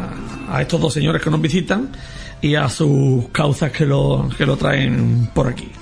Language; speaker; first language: Spanish; native; Spanish